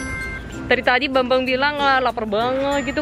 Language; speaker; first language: Indonesian; non-native, fluent; Korean